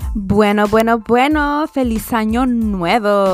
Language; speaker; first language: Spanish; early bilingual, other home language; English